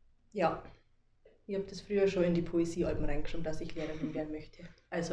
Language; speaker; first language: German; native; German